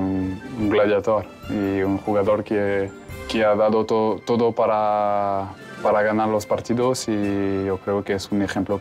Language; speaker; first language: Spanish; non-native, fluent; French